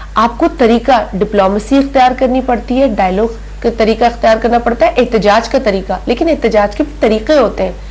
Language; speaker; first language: Urdu; non-native, local second language; Sindhi